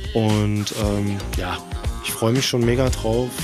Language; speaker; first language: German; native; German